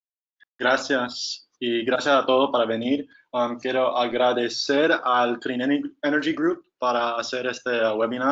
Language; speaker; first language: Spanish; non-native, fluent; English